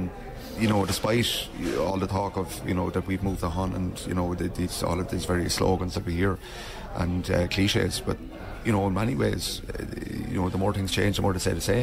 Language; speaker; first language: English; native; English